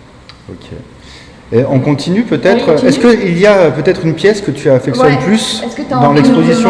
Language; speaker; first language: French; native; French